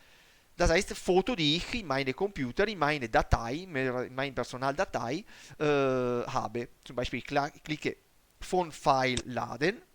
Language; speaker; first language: German; non-native, learner; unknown